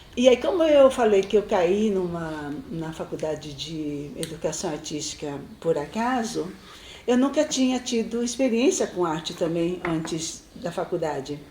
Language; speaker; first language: Portuguese; early bilingual, other home language; Chinese